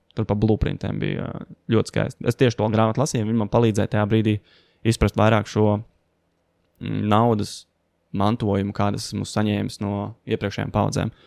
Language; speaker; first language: Latvian; native; Latvian